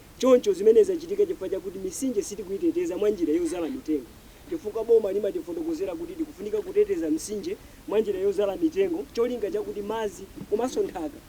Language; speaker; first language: Nyanja; non-native, local second language; Yao